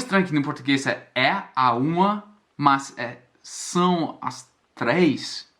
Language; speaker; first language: Portuguese; non-native, fluent; English